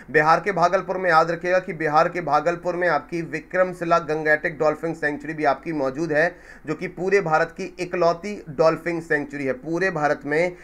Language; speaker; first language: Hindi; native; Hindi